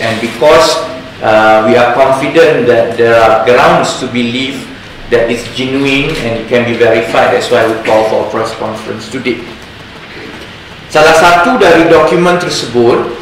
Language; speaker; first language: English; non-native, local second language; Malay